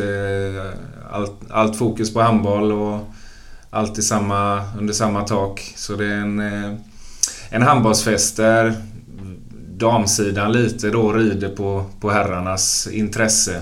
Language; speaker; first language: Swedish; native; Swedish